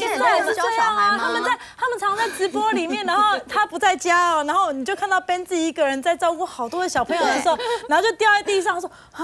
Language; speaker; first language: Chinese; native; Chinese